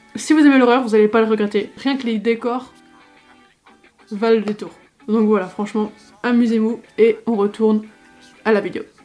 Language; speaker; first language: French; native; French